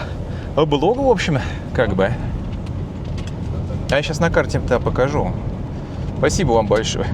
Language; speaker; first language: Russian; native; Russian